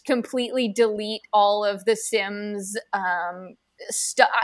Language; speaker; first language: English; native; English